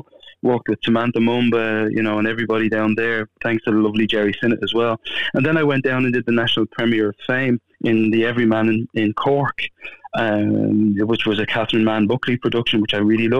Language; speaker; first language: English; native; English